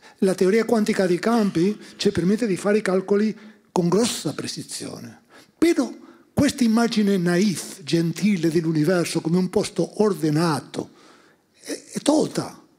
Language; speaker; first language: Italian; non-native, fluent; Spanish